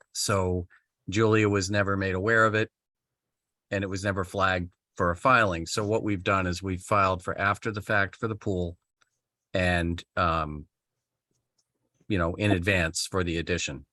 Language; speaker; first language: English; native; English